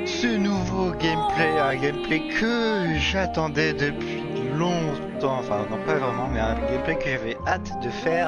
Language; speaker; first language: French; native; French